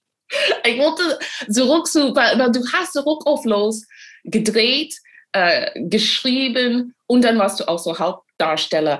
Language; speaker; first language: German; non-native, fluent; English